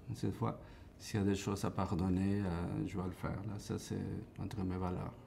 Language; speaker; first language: French; non-native, fluent; Spanish